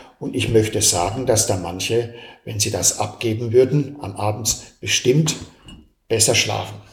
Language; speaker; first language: German; native; German